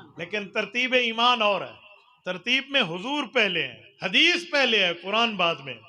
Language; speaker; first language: Urdu; non-native, local second language; Punjabi